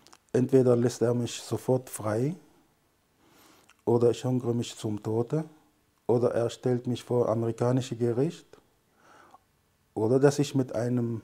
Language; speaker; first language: German; non-native, fluent; Arabic